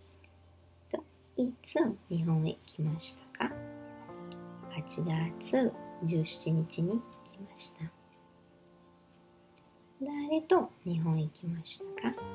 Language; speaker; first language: Japanese; non-native, learner; Portuguese